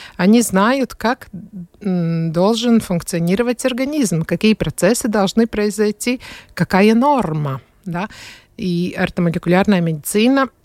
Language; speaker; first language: Russian; non-native, fluent; Latvian